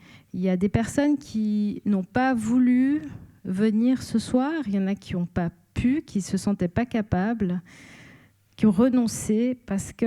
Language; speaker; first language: French; native; French